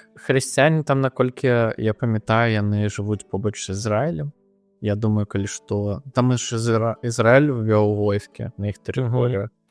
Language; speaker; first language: Belarusian; non-native, local second language; Russian